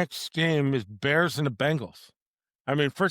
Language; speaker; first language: English; native; English